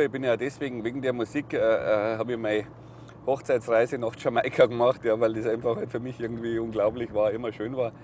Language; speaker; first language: German; native; German